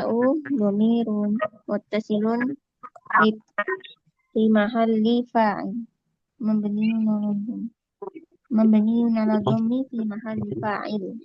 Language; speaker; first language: Arabic; non-native, learner; Indonesian